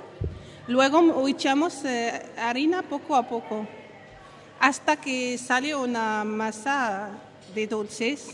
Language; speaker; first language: Spanish; non-native, learner; Arabic